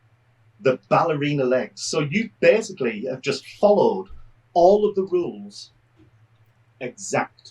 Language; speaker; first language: English; native; English